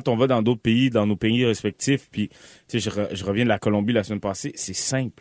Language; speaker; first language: French; native; French